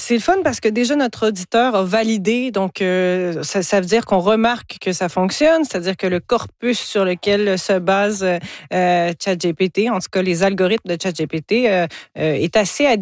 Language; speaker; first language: French; native; French